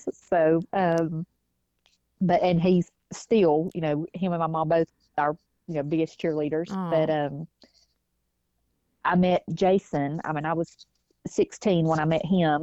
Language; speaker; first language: English; native; English